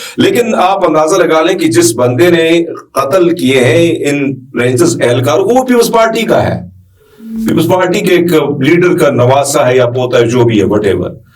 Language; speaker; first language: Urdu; non-native, local second language; Pashto